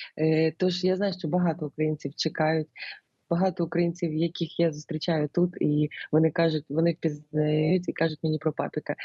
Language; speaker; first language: Ukrainian; non-native, local second language; Russian